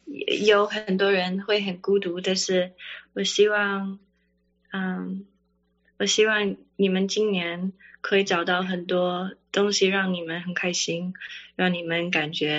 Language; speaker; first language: Chinese; early bilingual, heritage; Chinese